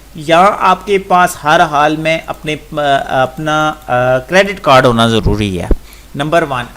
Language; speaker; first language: Urdu; non-native, local second language; Punjabi